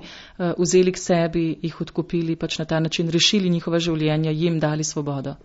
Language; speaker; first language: Slovenian; native; Slovenian